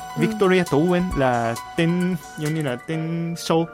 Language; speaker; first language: Vietnamese; non-native, fluent; Japanese